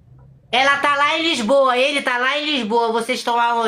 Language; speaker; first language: Portuguese; native; Portuguese